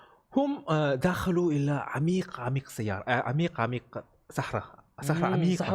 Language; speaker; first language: Arabic; non-native, learner; Korean